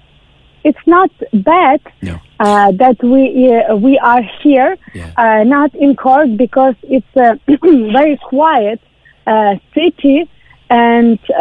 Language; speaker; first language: English; non-native, learner; Ukrainian